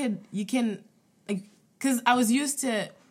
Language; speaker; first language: English; non-native, fluent; French